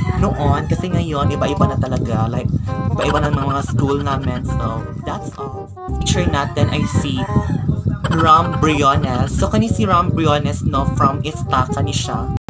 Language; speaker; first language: Filipino; non-native, local second language; Cebuano